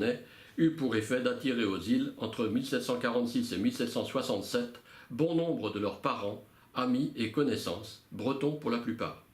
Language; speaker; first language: French; native; French